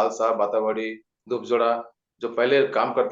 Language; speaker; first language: Hindi; non-native, local second language; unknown